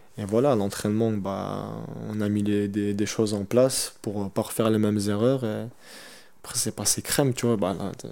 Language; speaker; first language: French; early bilingual, other home language; Chechen